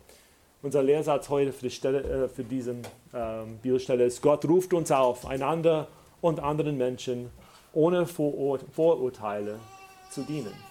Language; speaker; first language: German; non-native, fluent; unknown